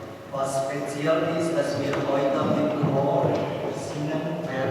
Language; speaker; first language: German; non-native, learner; Indonesian